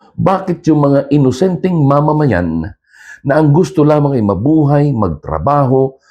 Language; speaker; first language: Filipino; native; Filipino